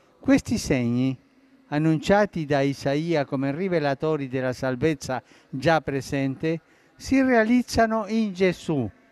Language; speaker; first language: Italian; early bilingual, heritage; Spanish